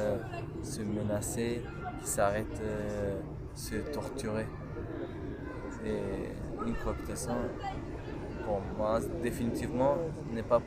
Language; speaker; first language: French; non-native, local second language; Kurdish